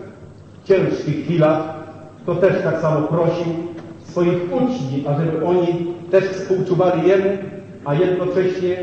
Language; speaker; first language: Polish; native; Polish